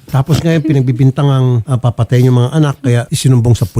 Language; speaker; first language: Filipino; native; Filipino